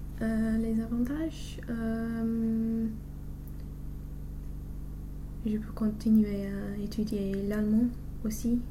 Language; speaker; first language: French; non-native, fluent; English